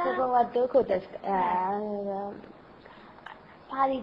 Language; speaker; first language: Japanese; non-native, learner; Burmese